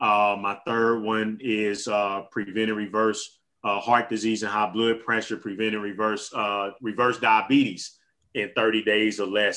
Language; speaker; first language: English; native; English